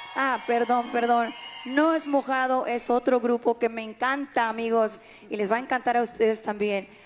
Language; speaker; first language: Spanish; early bilingual, heritage; Spanish